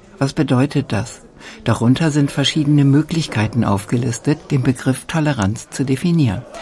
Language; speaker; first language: German; native; German